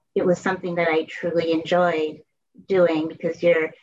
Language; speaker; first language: English; native; English